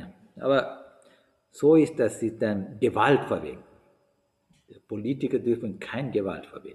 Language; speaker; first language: German; non-native, fluent; Sinhala